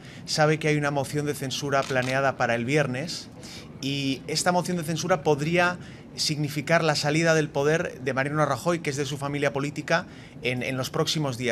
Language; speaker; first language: Spanish; native; Spanish